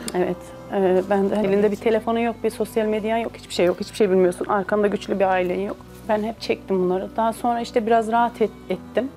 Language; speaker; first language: Turkish; early bilingual, other home language; Azerbaijani